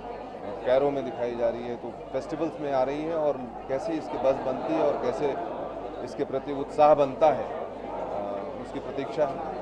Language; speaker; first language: Hindi; native; Hindi